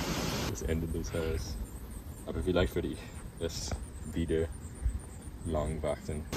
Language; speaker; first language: German; non-native, learner; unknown